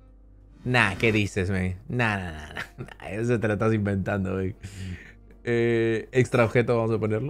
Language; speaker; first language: Spanish; native; Spanish